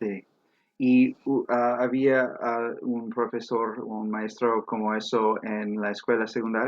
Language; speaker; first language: Spanish; non-native, fluent; English